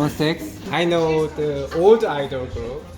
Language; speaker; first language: English; non-native, learner; Korean